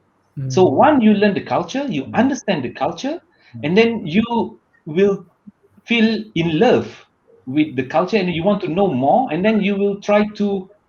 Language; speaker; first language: English; non-native, learner; Malay